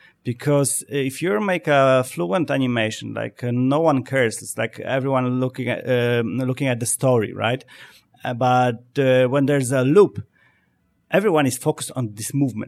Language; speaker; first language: English; non-native, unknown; Polish